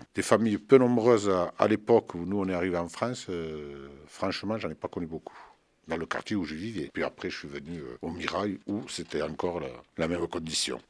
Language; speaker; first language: French; early bilingual, other home language; Arabic